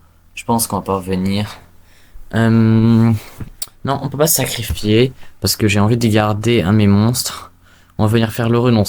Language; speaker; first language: French; native; French